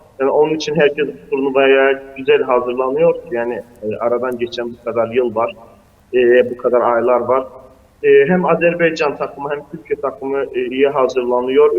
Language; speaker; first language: Turkish; non-native, fluent; Azerbaijani